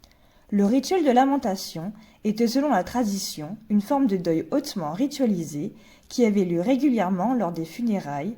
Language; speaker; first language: French; native; French